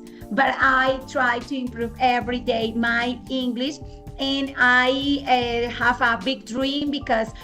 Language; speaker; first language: English; non-native, fluent; Spanish